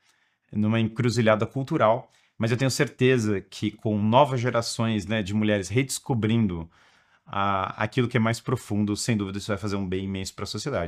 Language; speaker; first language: Portuguese; native; Portuguese